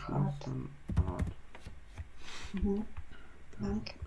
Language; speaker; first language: German; non-native, learner; Ukrainian